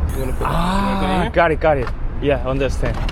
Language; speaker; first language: English; non-native, learner; Korean